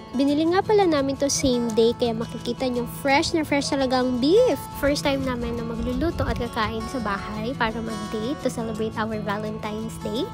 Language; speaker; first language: Filipino; non-native, local second language; Cebuano